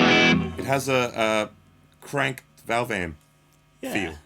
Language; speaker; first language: English; native; English